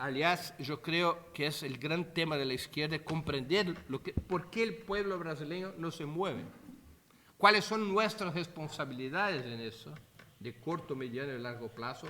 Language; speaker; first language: Spanish; non-native, fluent; Portuguese